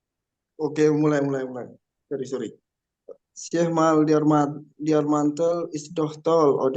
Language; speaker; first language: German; non-native, learner; Indonesian